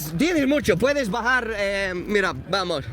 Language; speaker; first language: Spanish; non-native, learner; English